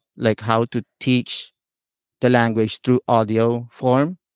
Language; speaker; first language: English; non-native, local second language; Filipino